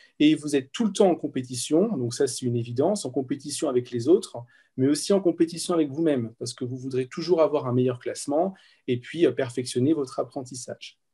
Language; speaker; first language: French; native; French